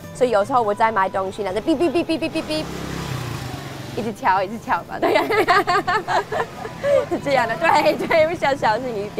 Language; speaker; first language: Chinese; non-native, learner; English